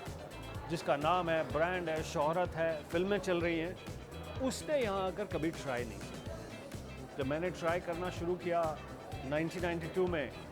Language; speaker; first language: Hindi; native; Hindi